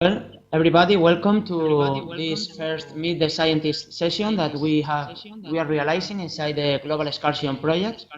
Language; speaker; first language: English; non-native, fluent; Spanish